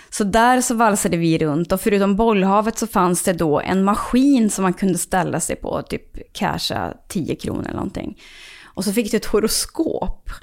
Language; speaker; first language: Swedish; native; Swedish